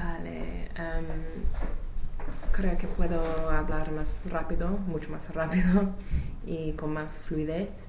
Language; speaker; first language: Spanish; non-native, learner; English